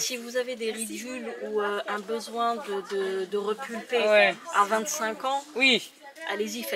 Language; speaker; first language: French; native; French